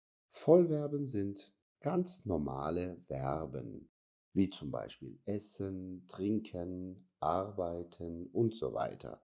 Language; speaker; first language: German; non-native, fluent; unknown